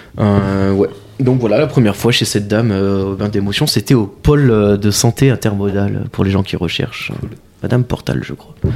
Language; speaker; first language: French; native; French